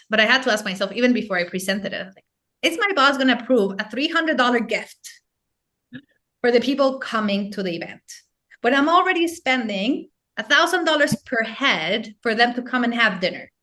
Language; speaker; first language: English; non-native, fluent; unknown